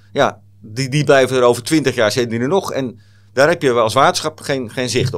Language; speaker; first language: Dutch; native; Dutch